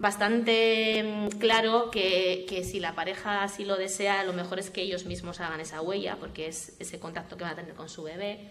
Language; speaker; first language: Spanish; native; Spanish